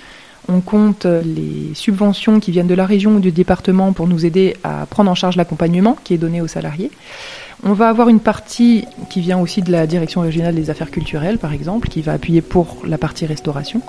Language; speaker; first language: French; native; French